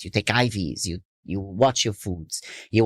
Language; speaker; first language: English; non-native, fluent; Portuguese